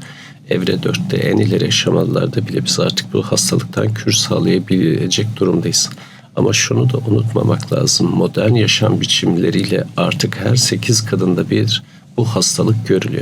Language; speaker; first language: Turkish; native; Turkish